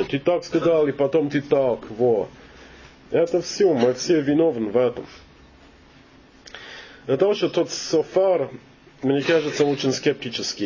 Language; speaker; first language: Russian; non-native, learner; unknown